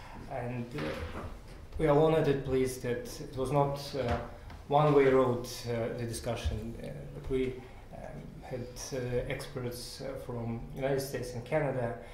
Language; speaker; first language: English; non-native, fluent; Russian